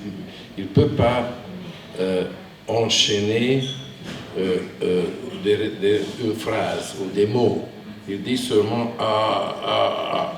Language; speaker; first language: French; non-native, fluent; Hungarian